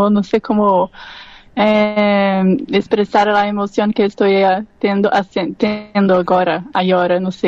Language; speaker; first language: Spanish; non-native, learner; Portuguese